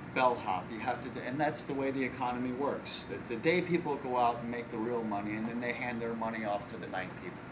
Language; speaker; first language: English; native; English